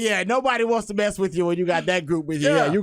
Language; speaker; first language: English; native; English